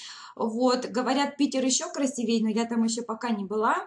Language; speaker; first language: Russian; native; Russian